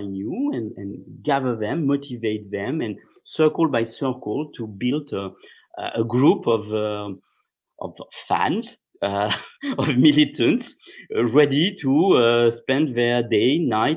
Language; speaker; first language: English; non-native, fluent; French